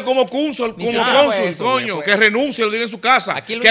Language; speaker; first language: Spanish; native; Spanish